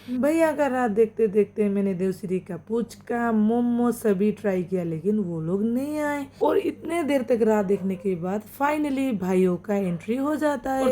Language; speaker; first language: Hindi; non-native, local second language; Assamese